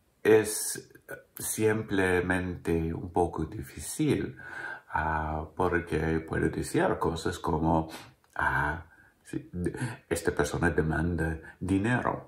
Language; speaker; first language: Spanish; non-native, learner; English